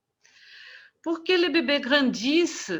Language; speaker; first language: French; non-native, fluent; Portuguese